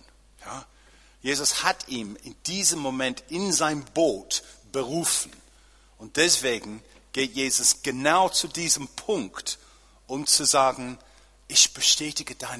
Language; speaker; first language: German; non-native, fluent; English